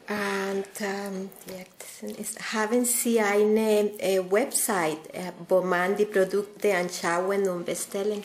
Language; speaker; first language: German; non-native, learner; Spanish